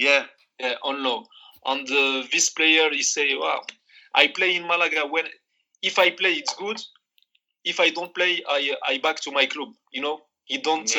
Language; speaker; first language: English; non-native, learner; Arabic